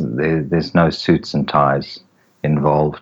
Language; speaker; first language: English; native; English